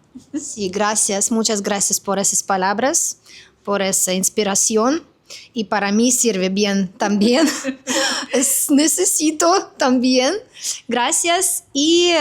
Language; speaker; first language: Spanish; non-native, fluent; Russian